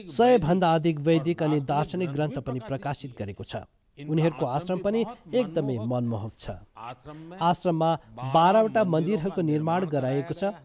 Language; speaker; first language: Nepali; native; Nepali